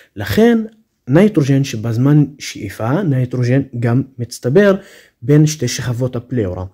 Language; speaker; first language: Hebrew; non-native, local second language; Arabic